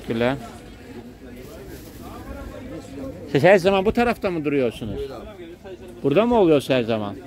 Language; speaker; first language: Turkish; non-native, learner; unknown